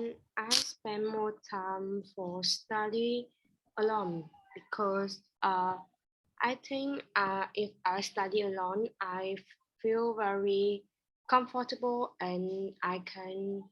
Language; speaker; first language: English; non-native, learner; Vietnamese